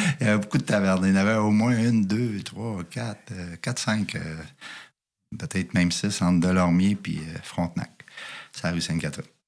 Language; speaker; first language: French; native; French